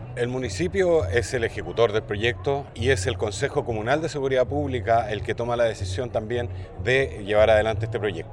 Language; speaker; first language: Spanish; native; Spanish